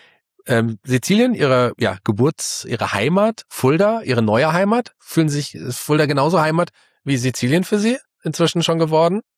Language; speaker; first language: German; native; German